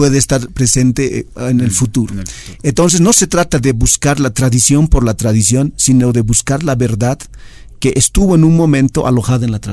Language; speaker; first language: Spanish; native; Spanish